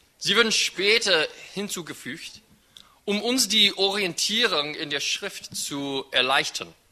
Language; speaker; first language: German; non-native, fluent; English